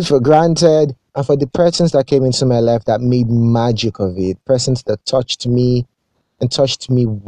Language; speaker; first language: English; non-native, local second language; Yoruba